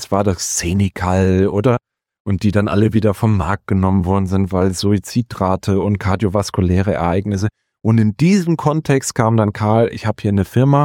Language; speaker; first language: German; native; German